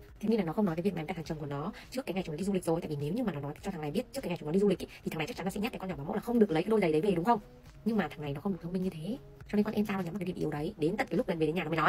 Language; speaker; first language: Vietnamese; native; Vietnamese